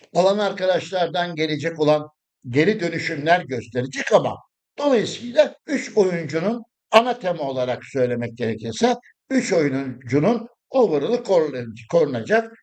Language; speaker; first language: Turkish; native; Turkish